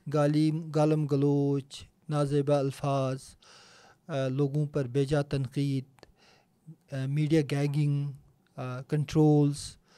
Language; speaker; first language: Urdu; non-native, local second language; Punjabi